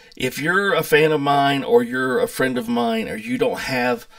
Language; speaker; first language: English; native; English